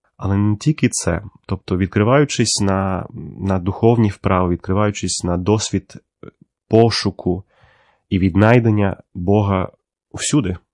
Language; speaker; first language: Ukrainian; early bilingual, heritage; Ukrainian